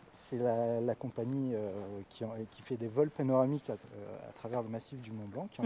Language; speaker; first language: French; native; French